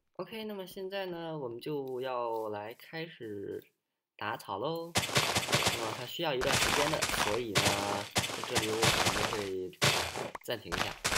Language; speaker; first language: Chinese; early bilingual, heritage; Chinese